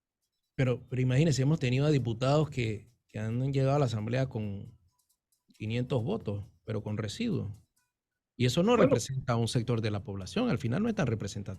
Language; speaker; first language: Spanish; native; Spanish